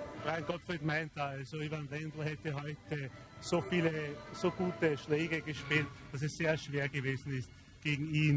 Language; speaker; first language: German; native; German